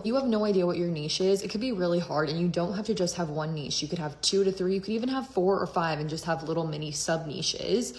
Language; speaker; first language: English; native; English